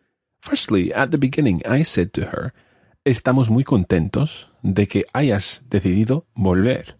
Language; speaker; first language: Spanish; non-native, fluent; English